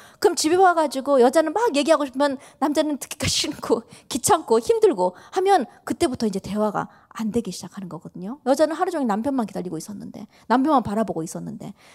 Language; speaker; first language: Korean; early bilingual, heritage; Korean